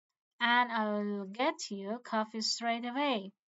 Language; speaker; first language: English; non-native, fluent; Persian